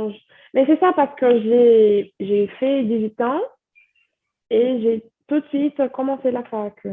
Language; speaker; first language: French; non-native, fluent; Portuguese